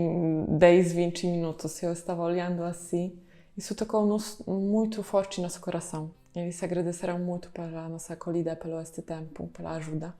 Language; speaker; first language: Portuguese; non-native, fluent; Polish